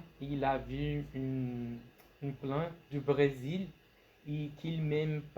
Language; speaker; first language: French; non-native, fluent; Portuguese